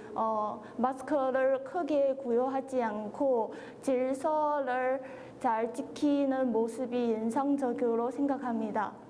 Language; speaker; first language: Korean; non-native, learner; Chinese